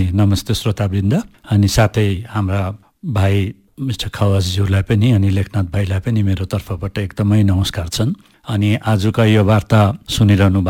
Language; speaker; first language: Nepali; non-native, local second language; Bangla